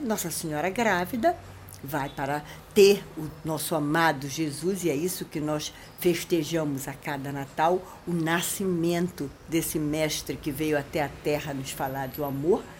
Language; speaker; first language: Portuguese; native; Portuguese